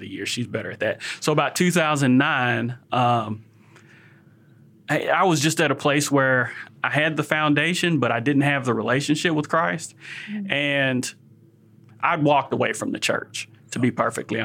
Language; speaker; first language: English; native; English